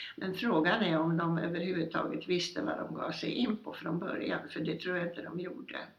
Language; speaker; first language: Swedish; early bilingual, other home language; Polish